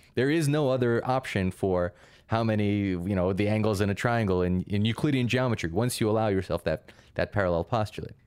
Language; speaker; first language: English; early bilingual, other home language; Russian